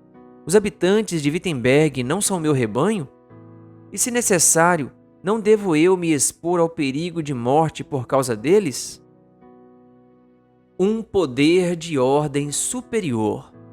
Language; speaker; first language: Portuguese; native; Portuguese